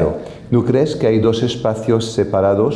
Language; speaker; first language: Spanish; non-native, fluent; French